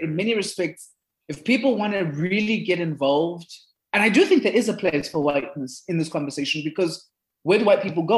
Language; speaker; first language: English; non-native, local second language; Zulu